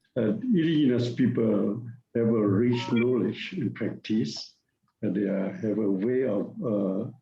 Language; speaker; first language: English; non-native, learner; Thai